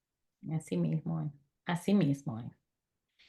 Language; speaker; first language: Spanish; native; Spanish